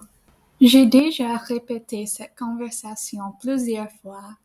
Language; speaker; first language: French; non-native, fluent; English